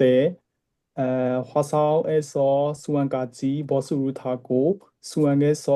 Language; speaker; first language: Korean; non-native, learner; Burmese